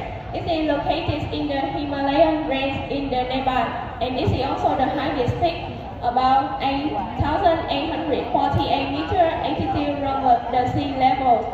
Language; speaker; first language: English; non-native, learner; Vietnamese